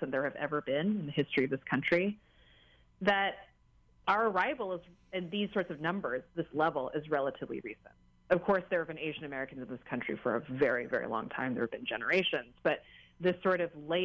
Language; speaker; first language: English; native; English